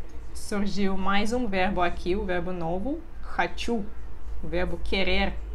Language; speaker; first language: Portuguese; non-native, fluent; Russian